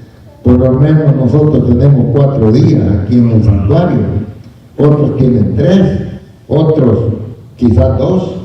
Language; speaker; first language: Spanish; native; Spanish